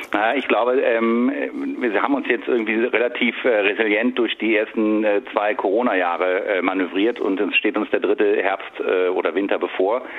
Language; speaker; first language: German; native; German